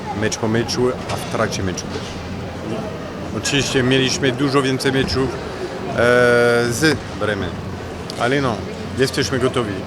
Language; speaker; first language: Polish; non-native, fluent; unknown